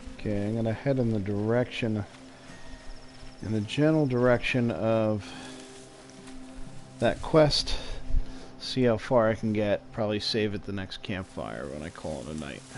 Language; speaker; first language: English; native; English